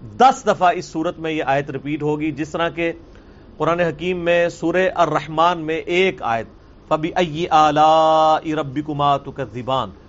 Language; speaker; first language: Urdu; non-native, local second language; Punjabi